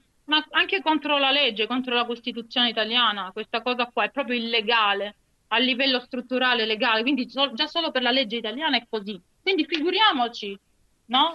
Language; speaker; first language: Italian; native; Italian